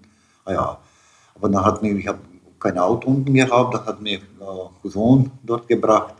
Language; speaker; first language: German; non-native, fluent; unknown